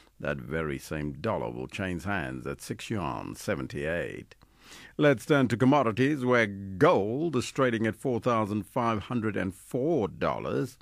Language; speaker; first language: English; non-native, local second language; Tswana